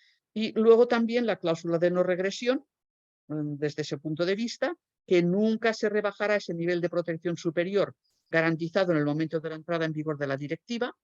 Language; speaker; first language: Spanish; native; Spanish